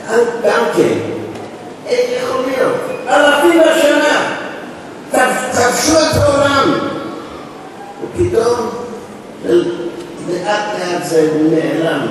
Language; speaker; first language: Hebrew; non-native, fluent; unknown